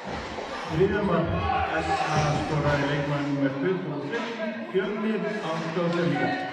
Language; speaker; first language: Icelandic; native; Icelandic